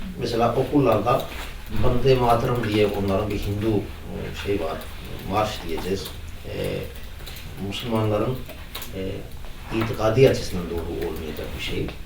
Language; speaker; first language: Turkish; non-native, fluent; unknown